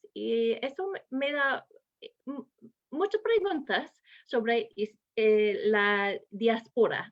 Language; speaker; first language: Spanish; non-native, fluent; English